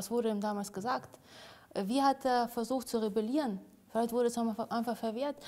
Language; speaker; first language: German; non-native, fluent; Russian